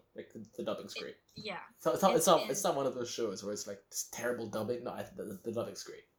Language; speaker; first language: English; native; English